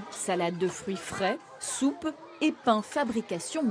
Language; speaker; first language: French; native; French